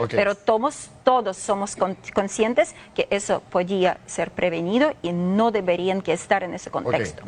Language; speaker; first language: Spanish; non-native, fluent; Ukrainian